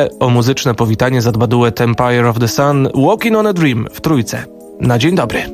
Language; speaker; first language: Polish; native; Polish